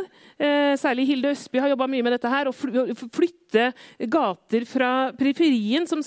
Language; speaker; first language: Norwegian; native; Norwegian